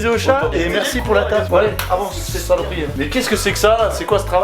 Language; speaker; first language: French; native; French